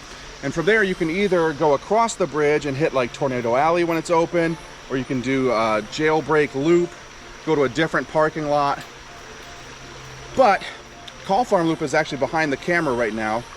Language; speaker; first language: English; native; English